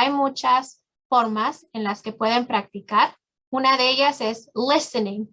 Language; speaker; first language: Spanish; early bilingual, heritage; Spanish